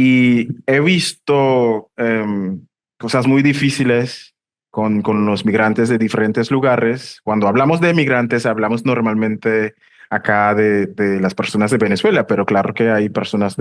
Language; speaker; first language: Spanish; non-native, fluent; English